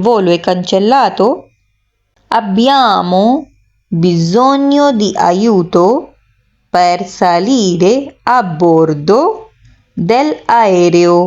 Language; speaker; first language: Italian; non-native, fluent; Urdu